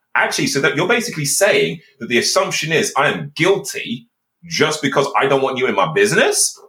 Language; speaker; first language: English; native; English